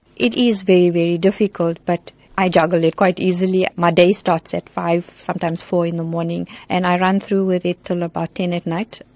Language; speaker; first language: English; native; English